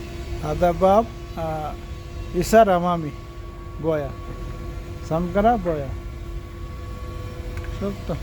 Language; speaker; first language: Arabic; non-native, learner; Bangla